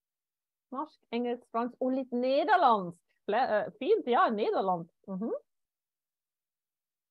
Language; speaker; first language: Norwegian; non-native, fluent; German